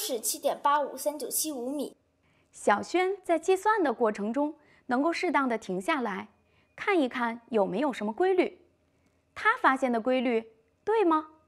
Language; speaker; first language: Chinese; native; Chinese